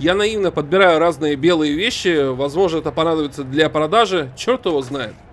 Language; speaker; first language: Russian; native; Russian